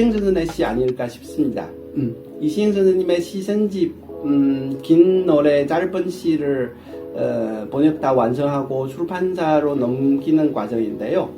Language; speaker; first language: Korean; non-native, fluent; Chinese